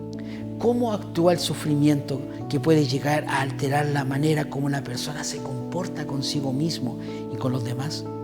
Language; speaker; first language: Spanish; native; Spanish